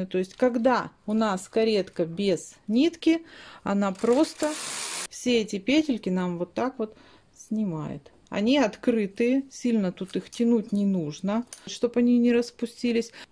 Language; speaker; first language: Russian; native; Russian